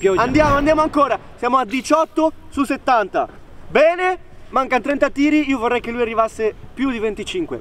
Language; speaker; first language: Italian; native; Italian